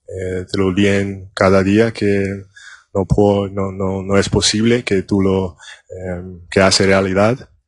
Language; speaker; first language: Spanish; non-native, learner; English